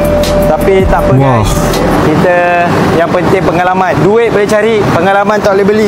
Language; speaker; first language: Malay; native; Malay